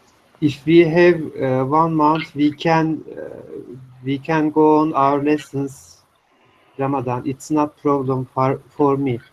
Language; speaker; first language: English; non-native, learner; Turkish